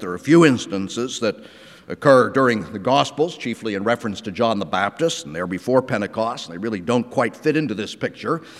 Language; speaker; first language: English; native; English